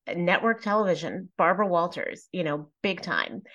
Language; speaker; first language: English; native; English